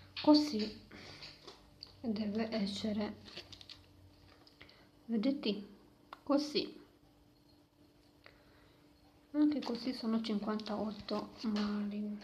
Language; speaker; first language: Italian; non-native, learner; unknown